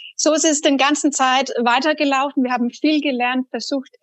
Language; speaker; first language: German; non-native, fluent; Danish